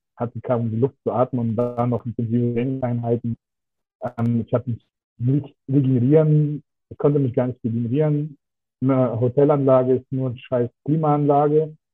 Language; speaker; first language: German; non-native, fluent; Russian